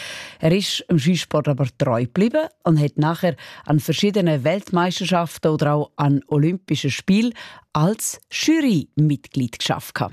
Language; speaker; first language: German; native; German